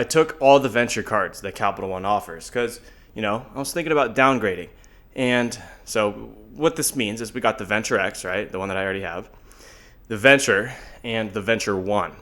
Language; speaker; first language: English; native; English